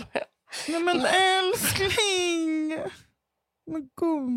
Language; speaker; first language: Swedish; native; Swedish